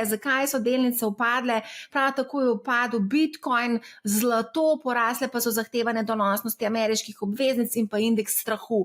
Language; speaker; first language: Slovenian; native; Slovenian